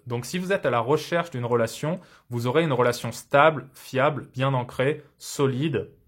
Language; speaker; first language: French; native; French